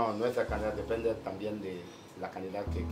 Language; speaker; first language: Spanish; non-native, learner; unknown